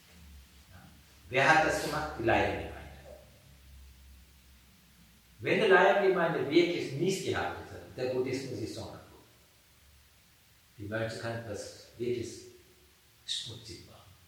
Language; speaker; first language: German; non-native, fluent; Sinhala